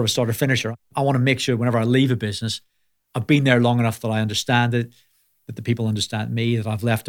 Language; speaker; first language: English; native; English